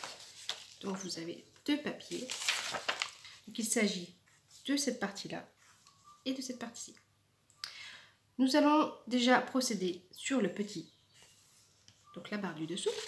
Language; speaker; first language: French; native; French